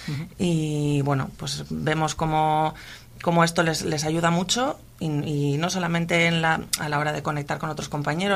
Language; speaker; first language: Spanish; native; Spanish